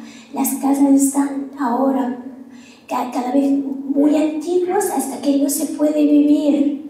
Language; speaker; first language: Spanish; non-native, fluent; Arabic